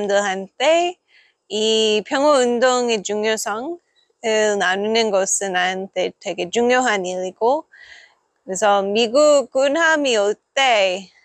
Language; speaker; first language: Korean; non-native, fluent; English